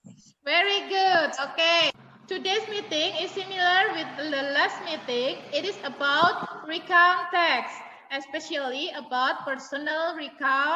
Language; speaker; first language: English; non-native, fluent; Indonesian